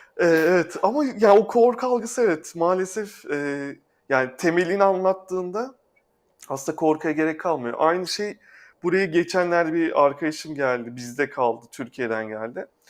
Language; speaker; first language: Turkish; native; Turkish